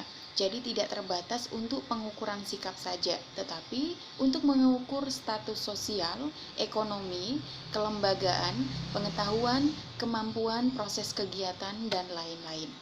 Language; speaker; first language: Indonesian; native; Indonesian